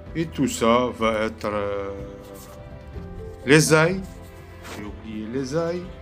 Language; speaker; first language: French; non-native, local second language; Arabic